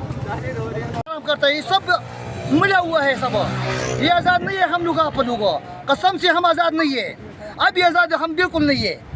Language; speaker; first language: Hindi; non-native, local second language; Pashto